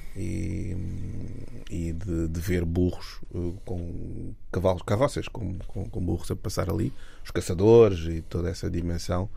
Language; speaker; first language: Portuguese; native; Portuguese